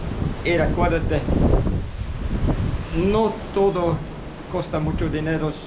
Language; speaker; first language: Spanish; non-native, fluent; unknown